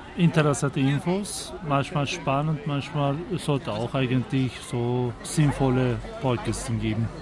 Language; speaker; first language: German; non-native, fluent; Turkish